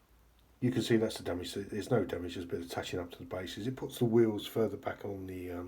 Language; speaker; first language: English; native; English